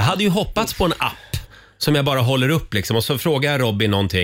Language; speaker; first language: Swedish; native; Swedish